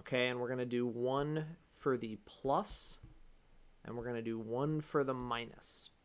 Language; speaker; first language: English; native; English